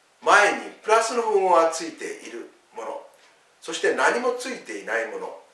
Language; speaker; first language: Japanese; native; Japanese